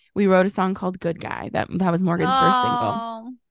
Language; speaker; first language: English; native; English